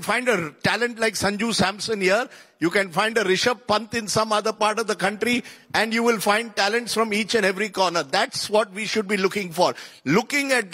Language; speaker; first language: English; non-native, local second language; Konkani